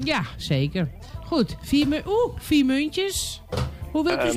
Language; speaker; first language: Dutch; native; Dutch